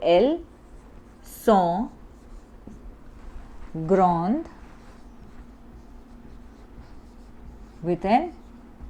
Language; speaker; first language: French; non-native, fluent; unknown